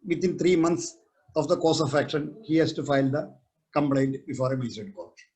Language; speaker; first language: English; non-native, local second language; Malayalam